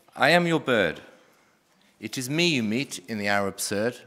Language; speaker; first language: English; native; English